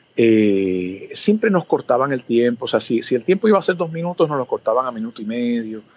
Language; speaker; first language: Spanish; early bilingual, other home language; English